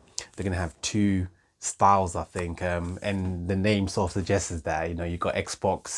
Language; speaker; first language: English; native; English